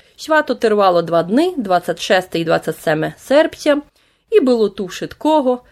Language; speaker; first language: Ukrainian; native; Ukrainian